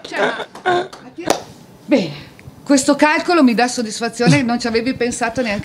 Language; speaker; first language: Italian; native; Italian